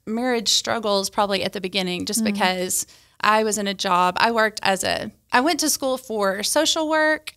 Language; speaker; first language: English; native; English